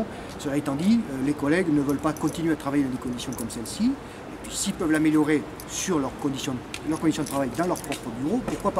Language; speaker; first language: French; native; French